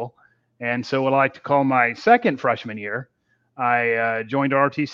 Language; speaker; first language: English; native; English